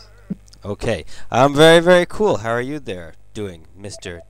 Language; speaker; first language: English; native; English